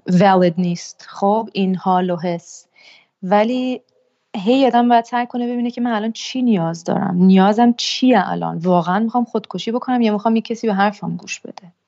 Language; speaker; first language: Persian; early bilingual, heritage; Persian